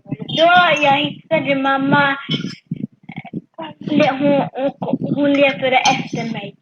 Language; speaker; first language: Swedish; early bilingual, other home language; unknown